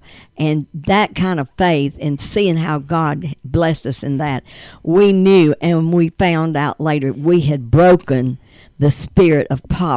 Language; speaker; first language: English; native; English